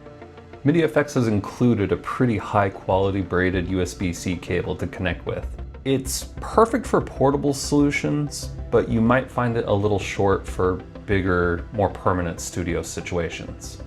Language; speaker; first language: English; native; English